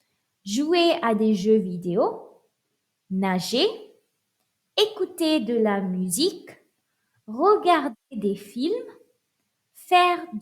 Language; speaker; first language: French; non-native, fluent; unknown